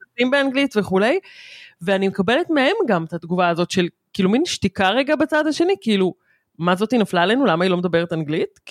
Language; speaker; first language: Hebrew; native; Hebrew